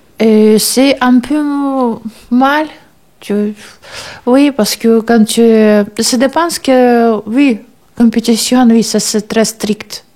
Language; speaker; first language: French; non-native, learner; Russian